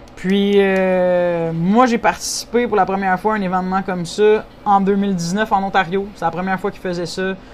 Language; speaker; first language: French; native; French